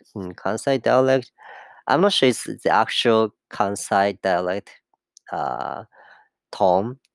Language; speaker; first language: English; non-native, fluent; Japanese